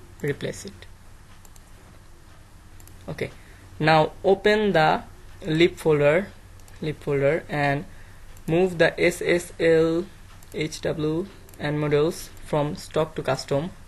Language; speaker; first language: English; non-native, learner; Bangla